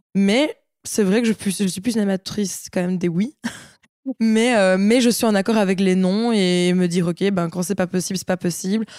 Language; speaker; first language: French; native; French